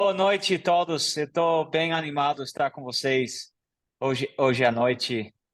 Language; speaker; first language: Portuguese; non-native, learner; English